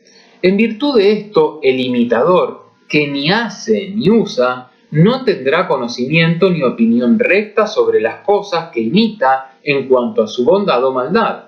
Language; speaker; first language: Spanish; native; Spanish